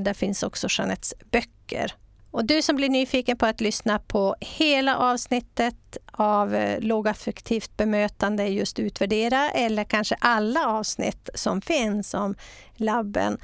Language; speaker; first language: Swedish; native; Swedish